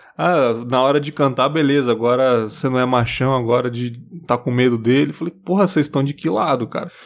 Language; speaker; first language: Portuguese; native; Portuguese